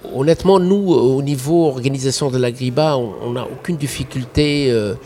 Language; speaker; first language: French; non-native, local second language; Arabic